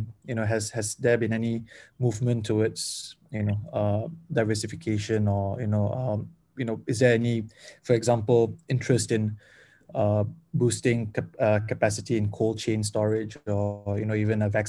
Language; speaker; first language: English; non-native, local second language; Malay